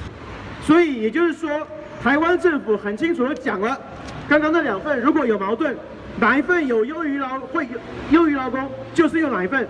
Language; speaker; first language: Chinese; native; Chinese